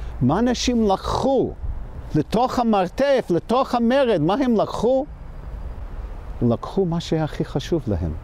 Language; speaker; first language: Hebrew; non-native, fluent; English